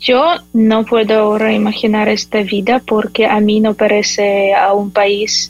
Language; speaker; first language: Spanish; non-native, fluent; Ukrainian